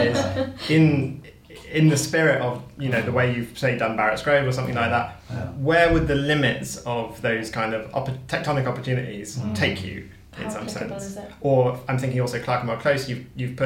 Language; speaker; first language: English; native; English